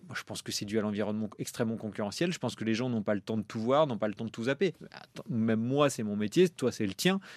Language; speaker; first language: French; native; French